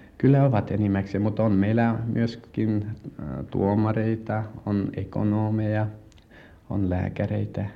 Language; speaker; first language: Finnish; non-native, fluent; Tatar